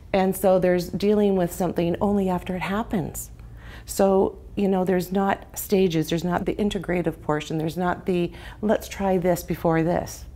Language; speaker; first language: English; native; English